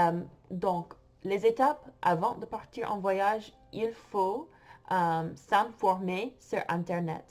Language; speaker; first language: French; non-native, fluent; English